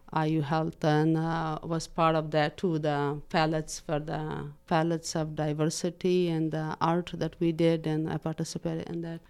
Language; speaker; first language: English; non-native, fluent; Persian